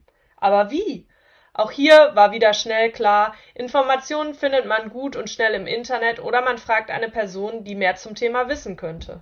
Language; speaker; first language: German; native; German